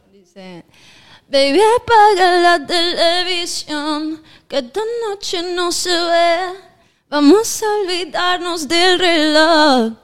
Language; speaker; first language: Spanish; native; Spanish